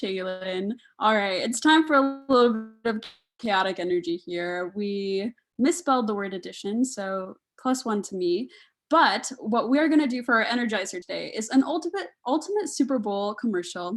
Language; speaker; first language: English; native; English